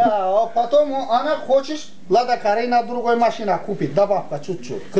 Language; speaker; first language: Russian; non-native, learner; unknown